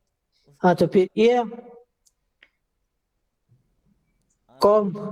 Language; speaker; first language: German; non-native, learner; Urdu